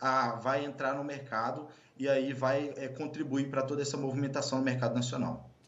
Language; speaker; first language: Portuguese; native; Portuguese